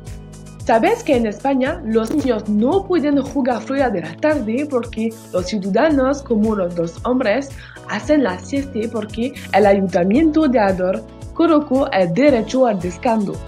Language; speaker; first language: Spanish; non-native, learner; French